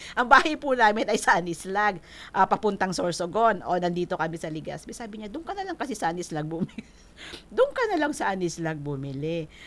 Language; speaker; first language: Filipino; non-native, local second language; Bikol